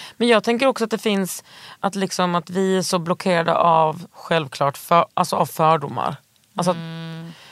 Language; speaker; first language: Swedish; native; Swedish